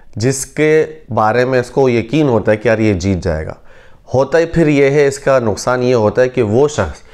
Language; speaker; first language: Urdu; native; Urdu